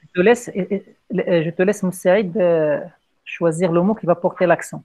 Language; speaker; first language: French; non-native, local second language; Arabic